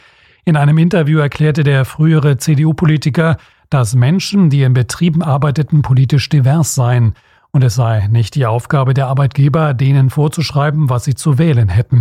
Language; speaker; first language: German; native; German